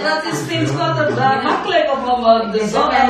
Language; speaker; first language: Dutch; non-native, learner; Indonesian